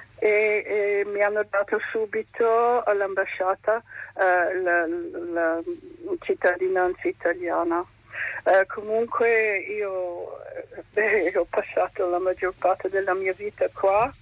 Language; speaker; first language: Italian; non-native, fluent; English